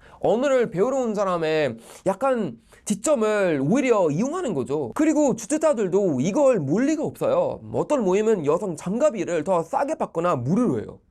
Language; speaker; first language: Korean; non-native, fluent; Swedish